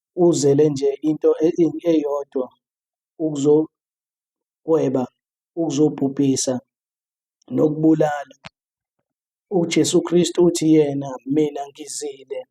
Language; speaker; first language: Zulu; native; Zulu